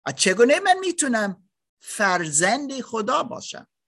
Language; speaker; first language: Persian; non-native, learner; German